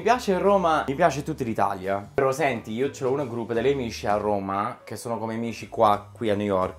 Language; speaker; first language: Italian; early bilingual, heritage; English